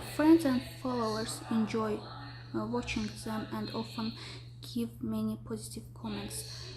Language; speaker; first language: English; non-native, fluent; Azerbaijani